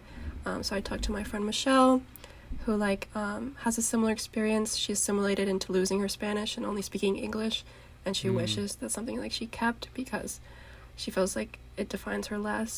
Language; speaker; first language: English; native; English